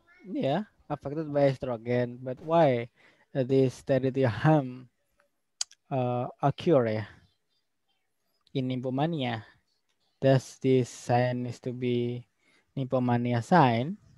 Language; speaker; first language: English; non-native, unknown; Indonesian